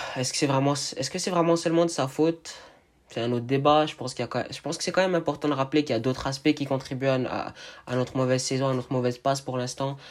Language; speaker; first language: French; native; French